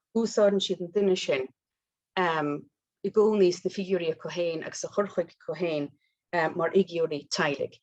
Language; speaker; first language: Irish; native; Irish